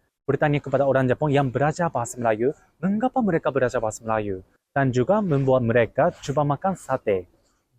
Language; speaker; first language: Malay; non-native, fluent; Japanese